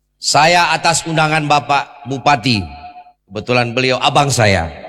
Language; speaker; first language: Indonesian; native; Indonesian